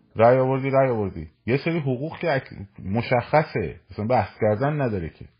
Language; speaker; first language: Persian; native; Persian